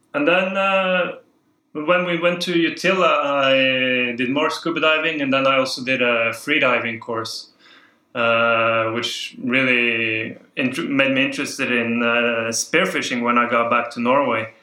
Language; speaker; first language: English; non-native, fluent; Norwegian